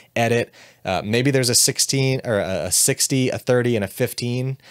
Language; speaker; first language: English; native; English